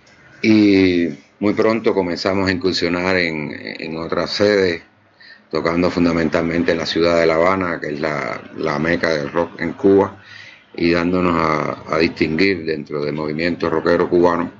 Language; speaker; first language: Spanish; native; Spanish